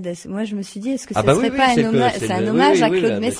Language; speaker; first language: French; native; French